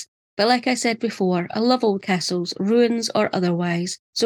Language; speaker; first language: English; native; English